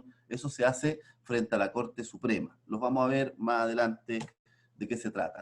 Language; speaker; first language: Spanish; native; Spanish